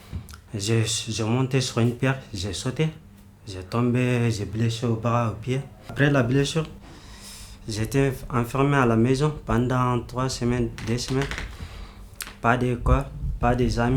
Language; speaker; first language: French; non-native, learner; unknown